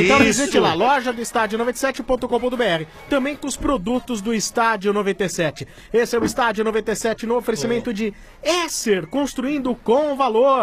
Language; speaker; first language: Portuguese; native; Portuguese